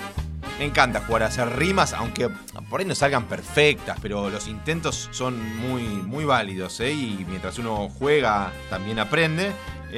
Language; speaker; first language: Spanish; native; Spanish